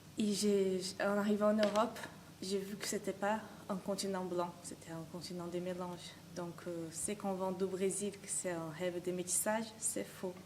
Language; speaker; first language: French; non-native, fluent; Portuguese